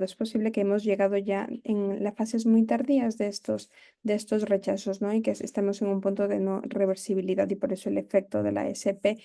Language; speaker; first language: Spanish; native; Spanish